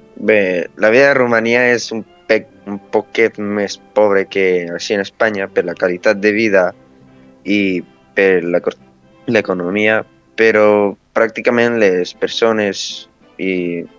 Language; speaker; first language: Catalan; early bilingual, other home language; Romanian